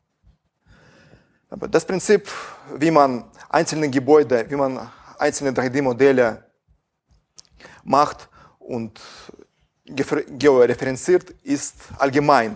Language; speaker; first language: German; non-native, fluent; Russian